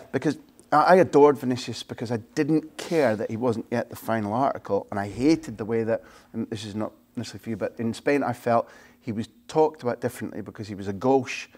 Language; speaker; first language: English; native; English